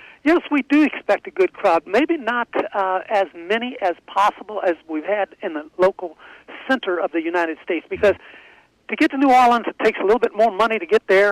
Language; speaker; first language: English; native; English